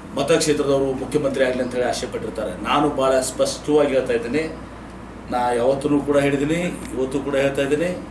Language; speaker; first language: Kannada; native; Kannada